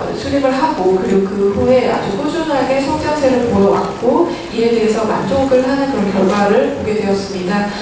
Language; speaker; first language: Korean; native; Korean